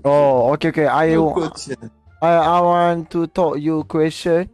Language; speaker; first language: English; non-native, learner; Malay